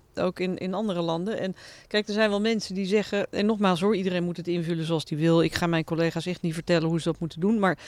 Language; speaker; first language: Dutch; native; Dutch